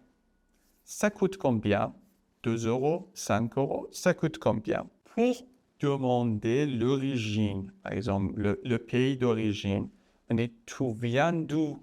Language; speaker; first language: French; non-native, fluent; Persian